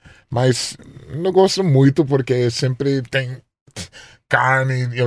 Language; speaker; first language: Portuguese; non-native, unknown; English